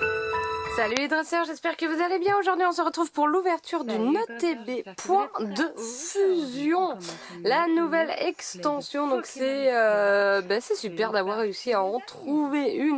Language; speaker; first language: French; native; French